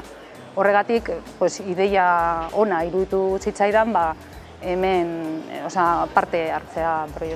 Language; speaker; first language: Basque; non-native, fluent; Spanish